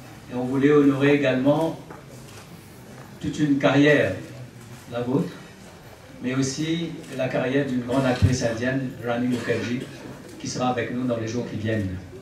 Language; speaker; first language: French; non-native, local second language; Morisyen